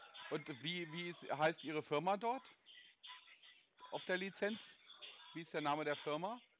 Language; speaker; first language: German; native; German